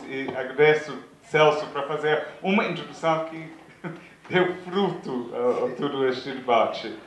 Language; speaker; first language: Portuguese; non-native, fluent; English